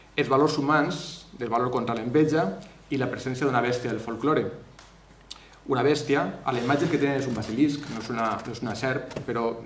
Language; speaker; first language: Catalan; native; Catalan